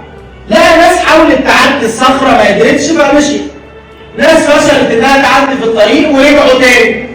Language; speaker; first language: Arabic; native; Arabic